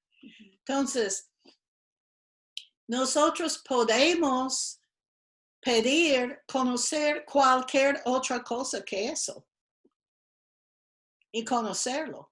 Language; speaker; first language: Spanish; non-native, fluent; English